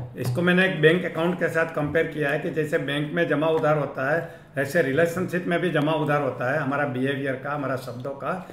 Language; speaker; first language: Hindi; non-native, local second language; Gujarati